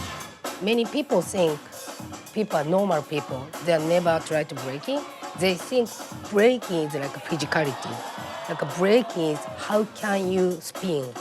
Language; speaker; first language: English; non-native, learner; Japanese